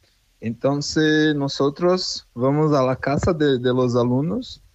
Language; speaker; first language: Spanish; non-native, fluent; Portuguese